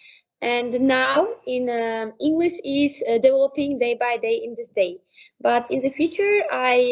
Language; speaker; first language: English; non-native, learner; Uzbek